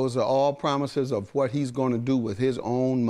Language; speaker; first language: English; native; English